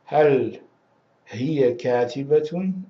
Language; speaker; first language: Arabic; non-native, fluent; Russian